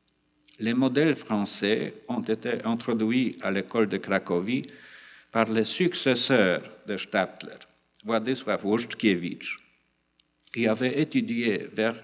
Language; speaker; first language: French; non-native, fluent; Polish